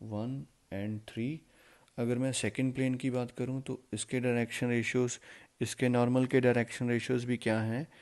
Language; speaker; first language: Hindi; non-native, local second language; Punjabi